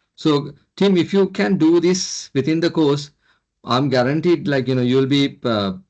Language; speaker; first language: English; non-native, local second language; Sinhala